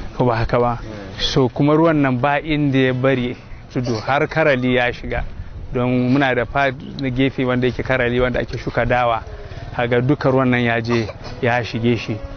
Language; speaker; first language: Hausa; non-native, local second language; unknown